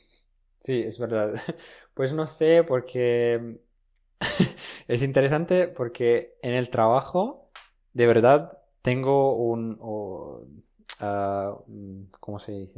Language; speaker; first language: Spanish; non-native, fluent; Romanian